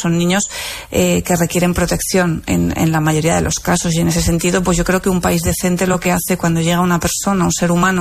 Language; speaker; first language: Spanish; native; Spanish